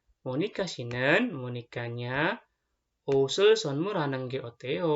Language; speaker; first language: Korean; non-native, fluent; Indonesian